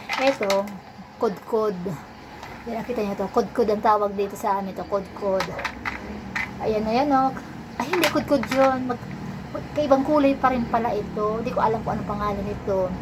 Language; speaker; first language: Filipino; non-native, local second language; Bikol